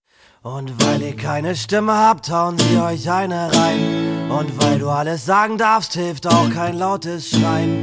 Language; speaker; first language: German; native; German